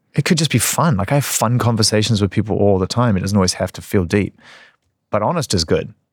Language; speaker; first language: English; native; English